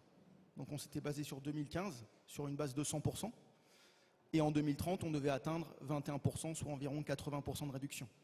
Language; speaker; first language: French; native; French